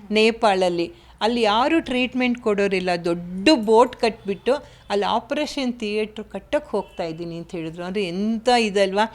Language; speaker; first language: Kannada; native; Kannada